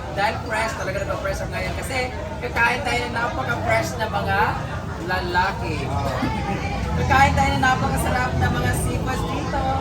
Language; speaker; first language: Filipino; non-native, local second language; Cebuano